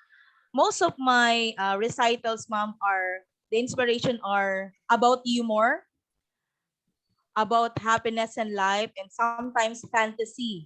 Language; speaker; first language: English; non-native, local second language; Filipino